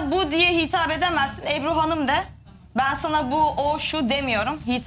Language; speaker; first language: Turkish; native; Turkish